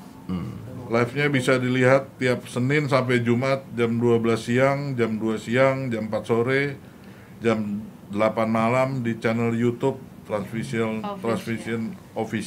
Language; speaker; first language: Indonesian; native; Indonesian